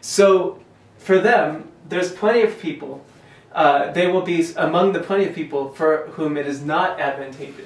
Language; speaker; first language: English; native; English